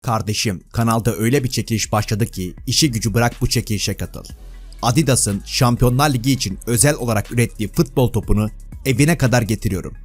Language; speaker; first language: Turkish; native; Turkish